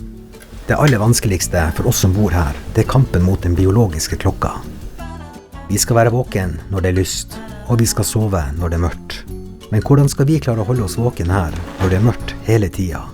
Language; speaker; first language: Norwegian; native; Norwegian